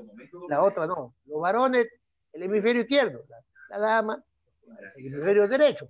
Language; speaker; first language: Spanish; native; Spanish